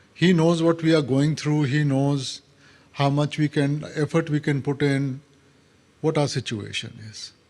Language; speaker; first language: English; non-native, local second language; Punjabi